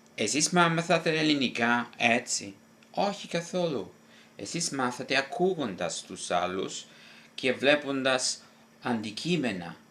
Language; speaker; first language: Greek; non-native, fluent; Italian